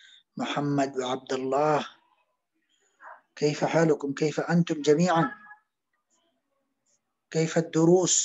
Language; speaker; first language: Arabic; non-native, fluent; Urdu